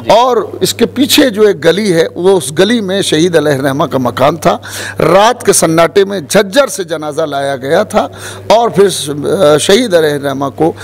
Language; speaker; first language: Hindi; native; Hindi